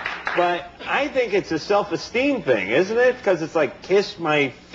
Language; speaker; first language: English; native; English